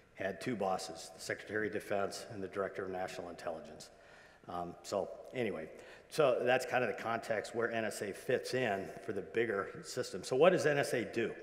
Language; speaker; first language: English; native; English